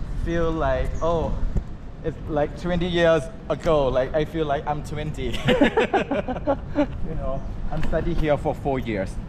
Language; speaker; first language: English; non-native, fluent; Thai